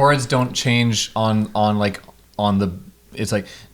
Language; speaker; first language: English; native; English